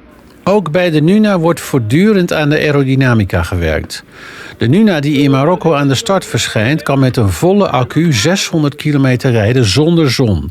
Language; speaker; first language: Dutch; native; Dutch